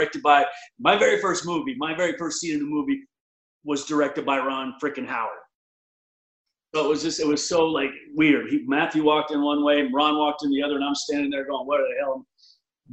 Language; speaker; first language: English; native; English